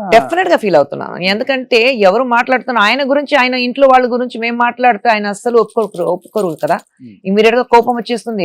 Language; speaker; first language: Telugu; non-native, fluent; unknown